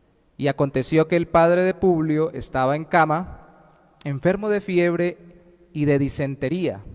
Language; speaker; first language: Spanish; native; Spanish